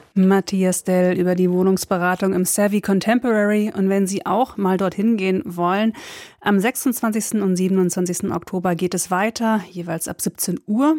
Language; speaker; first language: German; native; German